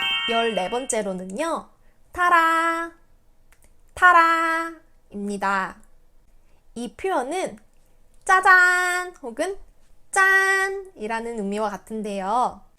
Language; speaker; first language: Korean; native; Korean